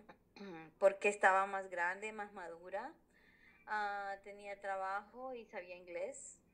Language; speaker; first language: Spanish; early bilingual, heritage; Spanish